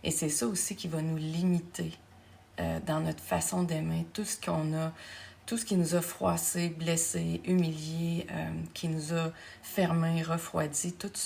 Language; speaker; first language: French; native; French